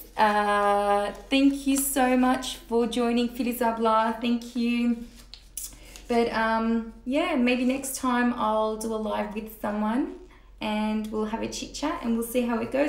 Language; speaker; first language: English; early bilingual, other home language; Turkish